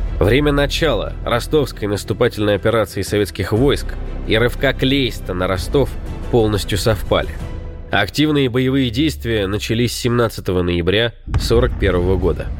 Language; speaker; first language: Russian; native; Russian